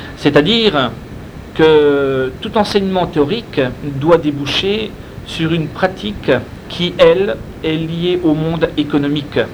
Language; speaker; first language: French; non-native, fluent; Spanish